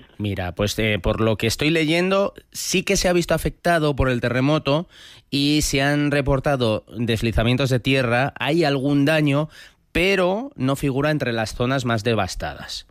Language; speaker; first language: Spanish; native; Spanish